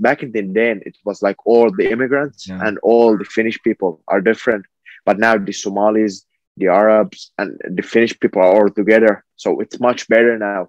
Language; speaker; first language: English; non-native, fluent; Finnish